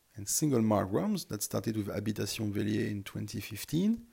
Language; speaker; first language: English; non-native, fluent; French